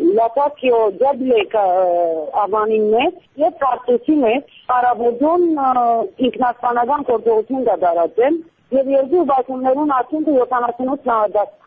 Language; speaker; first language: Armenian; early bilingual, heritage; Armenian